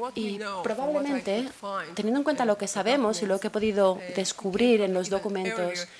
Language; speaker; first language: Spanish; non-native, fluent; Polish